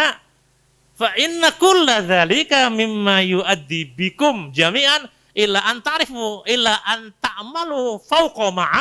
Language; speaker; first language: Arabic; non-native, fluent; Indonesian